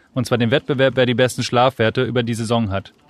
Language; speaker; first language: German; native; German